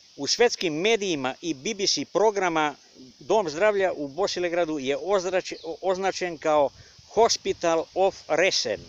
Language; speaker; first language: Serbian; non-native, local second language; Bulgarian